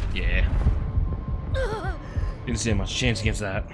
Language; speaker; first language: English; native; English